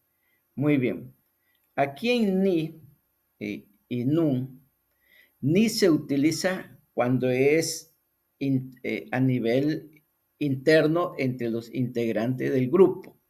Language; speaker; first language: Spanish; non-native, local second language; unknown